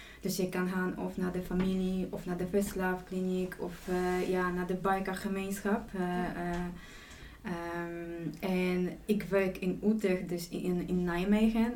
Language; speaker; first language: Dutch; non-native, fluent; Polish